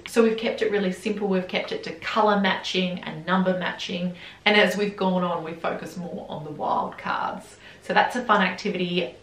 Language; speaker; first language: English; native; English